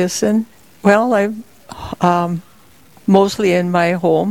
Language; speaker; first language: English; native; English